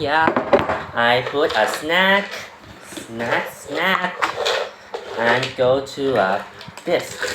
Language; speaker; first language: English; non-native, learner; Thai